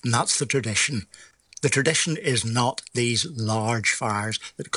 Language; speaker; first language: English; native; English